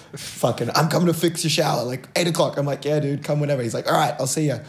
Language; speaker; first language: English; native; English